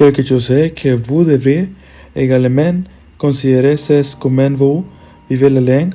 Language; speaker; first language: French; non-native, learner; Spanish